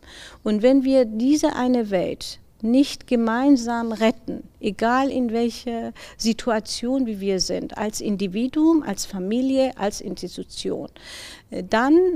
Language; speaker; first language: German; non-native, fluent; Persian